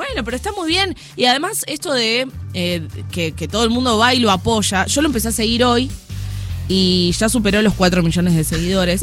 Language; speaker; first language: Spanish; native; Spanish